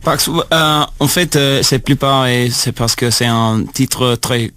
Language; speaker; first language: French; non-native, learner; English